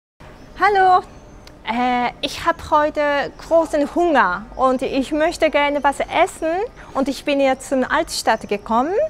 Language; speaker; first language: German; non-native, fluent; Japanese